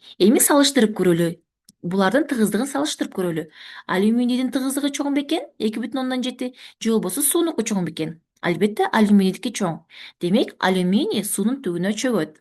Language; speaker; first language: Kyrgyz; native; Kyrgyz